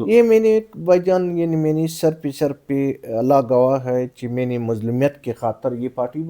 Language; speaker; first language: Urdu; non-native, local second language; Pashto